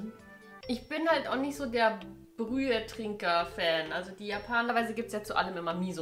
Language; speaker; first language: German; native; German